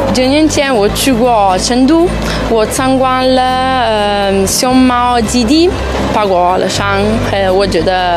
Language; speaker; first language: Chinese; non-native, fluent; Italian